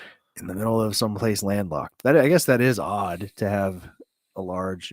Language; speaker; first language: English; native; English